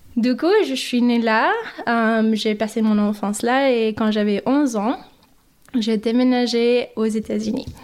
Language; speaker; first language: French; non-native, fluent; English